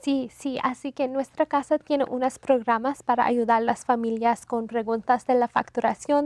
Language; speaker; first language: Spanish; non-native, fluent; English